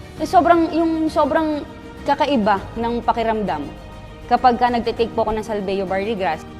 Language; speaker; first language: Filipino; native; Filipino